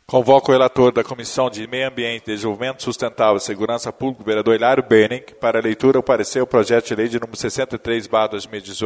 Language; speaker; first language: Portuguese; native; Portuguese